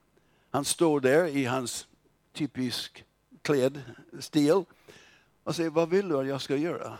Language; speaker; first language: Swedish; non-native, fluent; English